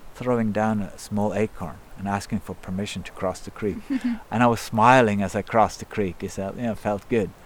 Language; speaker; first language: English; non-native, fluent; Norwegian